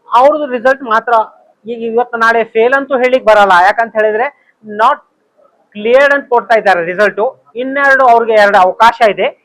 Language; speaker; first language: Kannada; non-native, local second language; Urdu